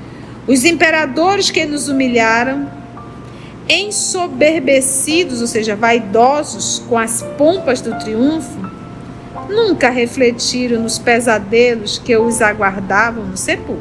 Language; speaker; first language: Portuguese; native; Portuguese